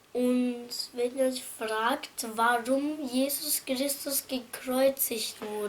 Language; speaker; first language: German; non-native, fluent; Arabic